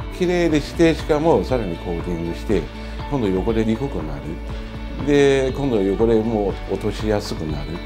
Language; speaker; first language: Japanese; non-native, fluent; Chinese